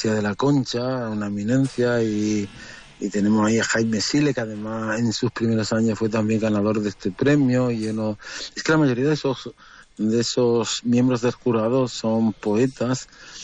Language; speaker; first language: Spanish; native; Spanish